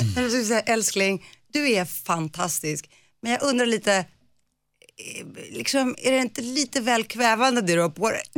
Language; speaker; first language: Swedish; early bilingual, other home language; Greek